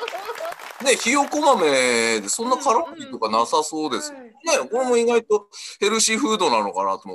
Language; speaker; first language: Japanese; native; Japanese